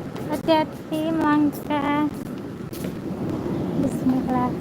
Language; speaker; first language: Indonesian; native; Indonesian